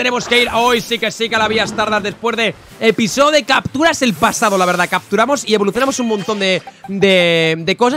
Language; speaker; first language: Spanish; native; Spanish